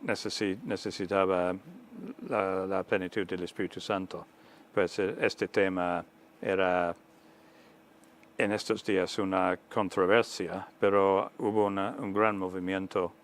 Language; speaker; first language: Spanish; non-native, fluent; English